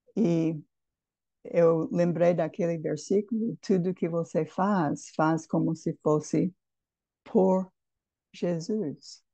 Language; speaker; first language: Portuguese; non-native, fluent; English